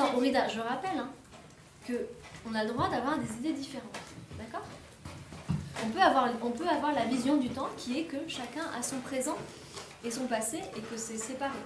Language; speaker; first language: French; native; French